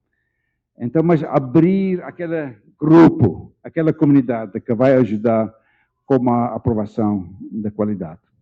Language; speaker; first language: Portuguese; non-native, fluent; Dutch